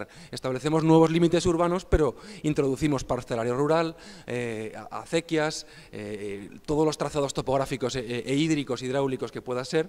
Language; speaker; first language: Spanish; native; Spanish